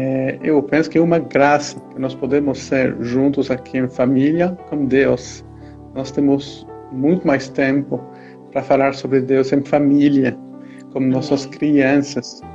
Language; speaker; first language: Portuguese; non-native, fluent; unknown